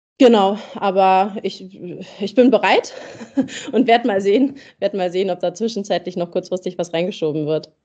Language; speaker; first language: German; native; German